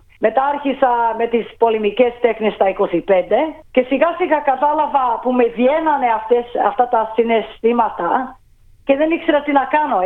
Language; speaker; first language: Greek; early bilingual, heritage; Greek